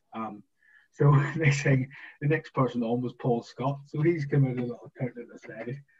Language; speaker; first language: English; native; English